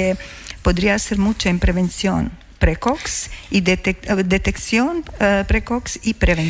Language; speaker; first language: Spanish; non-native, learner; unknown